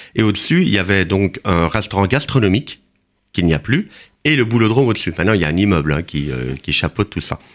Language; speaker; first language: French; native; French